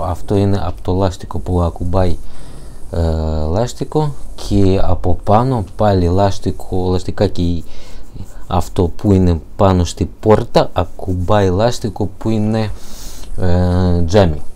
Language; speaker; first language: Greek; non-native, learner; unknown